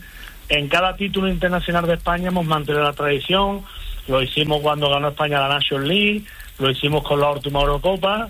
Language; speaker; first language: Spanish; native; Spanish